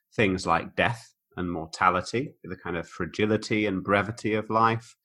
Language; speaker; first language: English; native; English